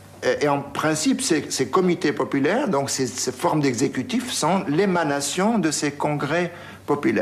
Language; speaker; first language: French; native; French